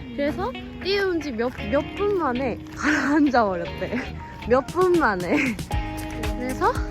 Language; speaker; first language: Korean; native; Korean